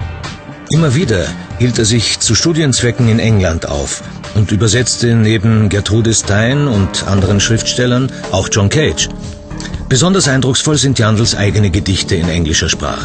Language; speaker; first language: German; native; German